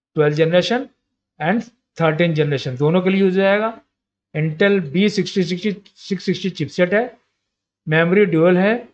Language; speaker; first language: Hindi; native; Hindi